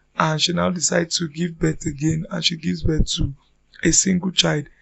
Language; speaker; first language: English; non-native, local second language; Yoruba